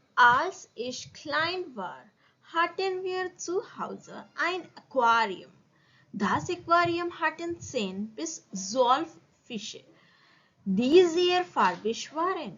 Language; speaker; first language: German; non-native, learner; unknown